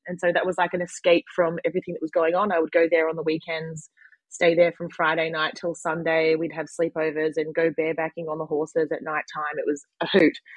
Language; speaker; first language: English; native; English